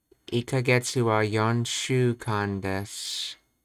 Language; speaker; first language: Japanese; non-native, learner; English